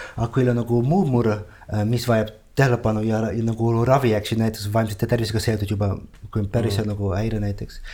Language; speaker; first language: Estonian; non-native, fluent; Dutch